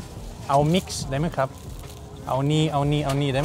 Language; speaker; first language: Thai; non-native, learner; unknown